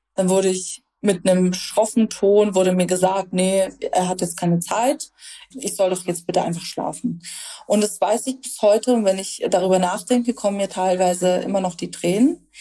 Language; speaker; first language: German; early bilingual, other home language; Russian